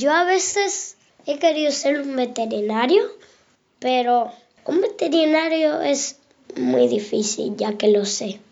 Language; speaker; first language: Spanish; early bilingual, other home language; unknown